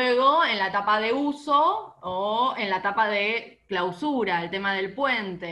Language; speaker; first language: Spanish; native; Spanish